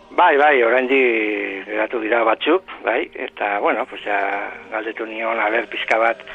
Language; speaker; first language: Basque; non-native, local second language; Spanish